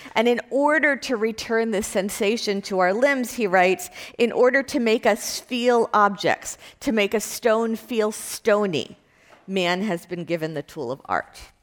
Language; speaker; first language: English; native; English